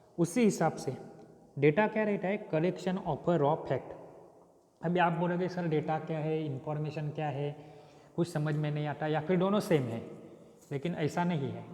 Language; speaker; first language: Hindi; non-native, local second language; Marathi